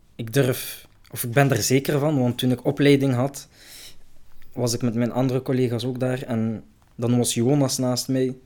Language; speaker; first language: Dutch; early bilingual, other home language; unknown